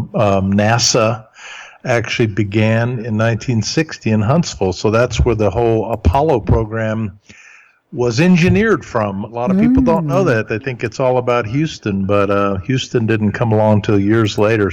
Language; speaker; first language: English; early bilingual, other home language; German